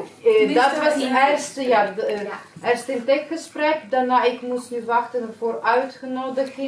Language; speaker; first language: Dutch; non-native, learner; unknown